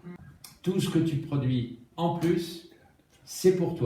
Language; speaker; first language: French; native; French